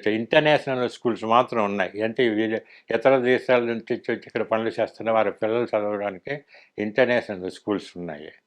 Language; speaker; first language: Telugu; early bilingual, heritage; Telugu